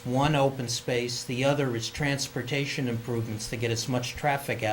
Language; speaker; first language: English; native; English